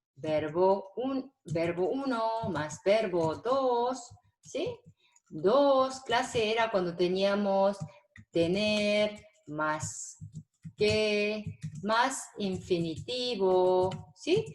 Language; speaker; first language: Spanish; non-native, fluent; Korean